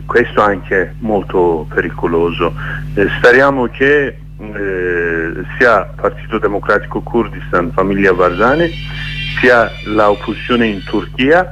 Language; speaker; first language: Italian; non-native, learner; Kurdish